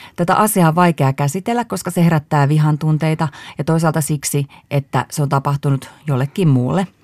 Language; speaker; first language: Finnish; native; Finnish